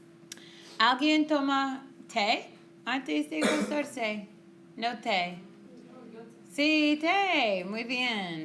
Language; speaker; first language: Spanish; non-native, fluent; English